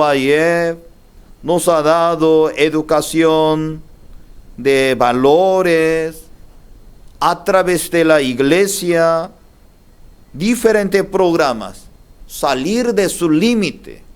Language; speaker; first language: Spanish; non-native, learner; Korean